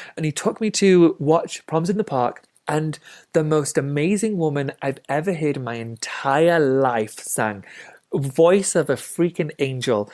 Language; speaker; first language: English; native; English